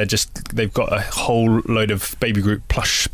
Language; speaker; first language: English; native; English